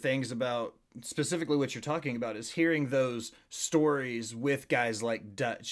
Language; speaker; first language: English; native; English